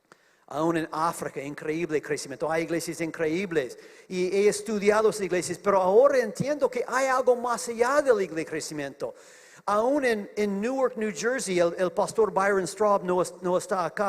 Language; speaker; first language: Spanish; non-native, fluent; English